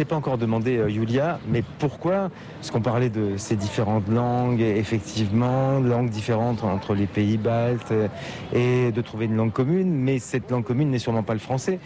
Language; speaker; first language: French; native; French